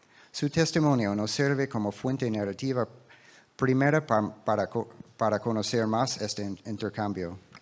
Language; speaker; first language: Spanish; non-native, fluent; English